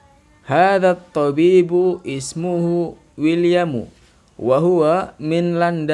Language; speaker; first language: Arabic; non-native, learner; Indonesian